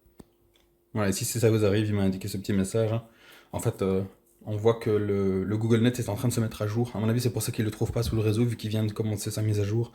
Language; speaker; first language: French; native; French